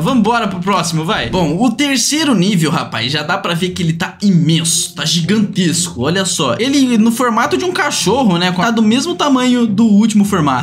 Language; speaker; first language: Portuguese; native; Portuguese